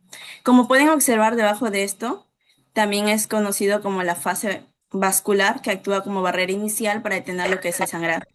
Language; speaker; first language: Spanish; native; Spanish